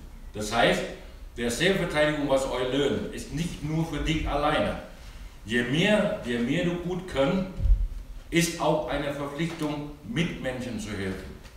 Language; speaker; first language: German; non-native, learner; Thai